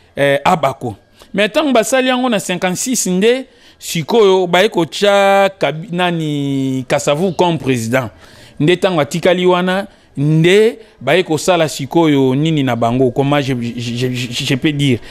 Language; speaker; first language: Lingala; non-native, local second language; Kongo